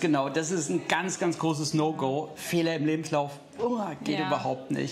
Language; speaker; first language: German; native; German